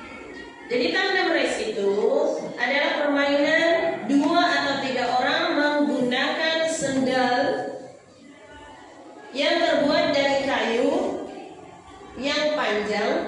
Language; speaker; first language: Indonesian; native; Indonesian